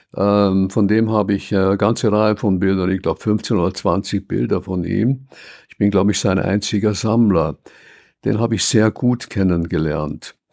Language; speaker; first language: German; native; German